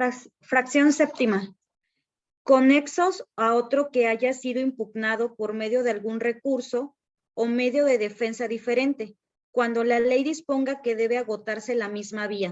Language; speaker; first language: Spanish; native; Spanish